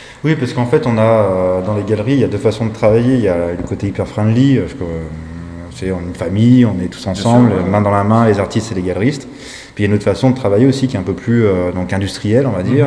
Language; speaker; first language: French; native; French